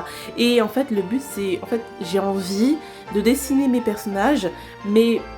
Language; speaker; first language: French; native; French